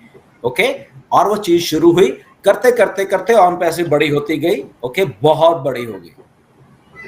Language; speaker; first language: Hindi; native; Hindi